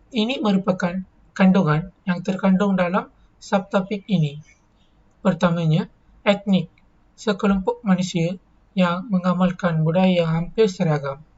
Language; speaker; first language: Malay; non-native, local second language; Tamil